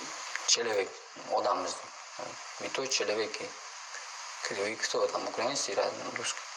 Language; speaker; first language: Russian; non-native, learner; Uzbek